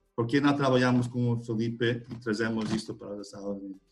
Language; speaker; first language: Portuguese; non-native, fluent; English